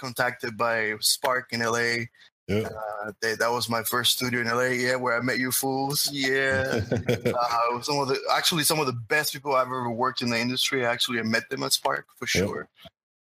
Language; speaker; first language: English; non-native, fluent; Spanish